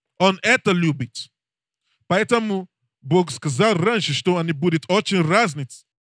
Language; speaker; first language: Russian; non-native, learner; English